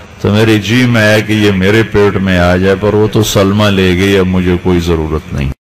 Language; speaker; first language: Urdu; non-native, local second language; Punjabi